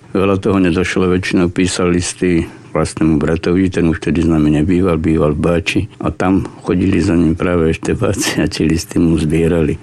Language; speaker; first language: Slovak; native; Slovak